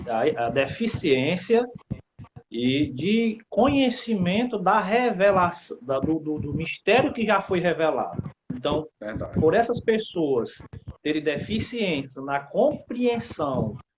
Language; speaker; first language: Portuguese; native; Portuguese